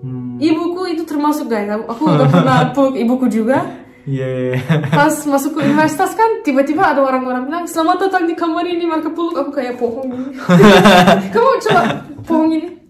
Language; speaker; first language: Indonesian; non-native, fluent; Turkish